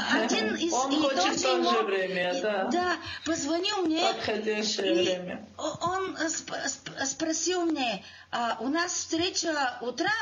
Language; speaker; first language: Russian; non-native, learner; Bulgarian